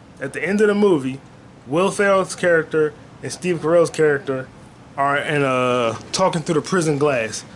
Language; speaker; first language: English; native; English